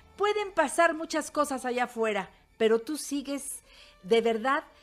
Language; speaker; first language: Spanish; native; Spanish